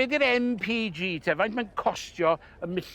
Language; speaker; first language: Welsh; native; Welsh